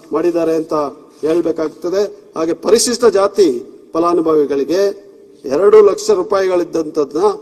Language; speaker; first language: Kannada; non-native, local second language; Kodava